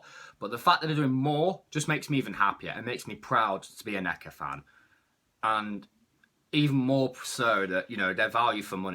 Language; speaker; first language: English; native; English